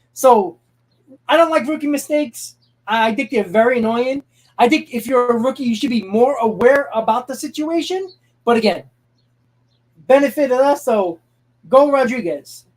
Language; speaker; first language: English; native; English